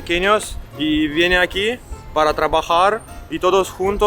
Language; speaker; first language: Spanish; non-native, learner; Romanian